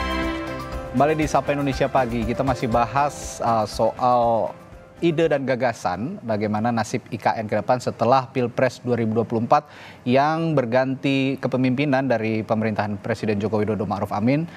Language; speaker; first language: Indonesian; native; Indonesian